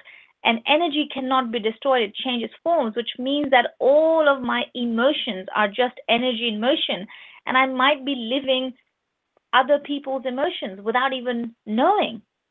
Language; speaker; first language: English; non-native, local second language; Urdu